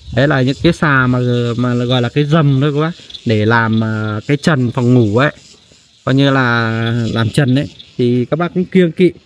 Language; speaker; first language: Vietnamese; non-native, local second language; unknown